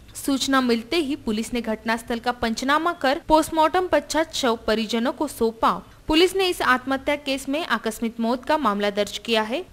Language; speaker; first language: Hindi; non-native, local second language; Marathi